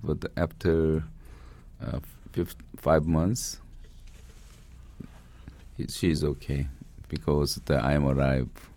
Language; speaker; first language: English; non-native, learner; Korean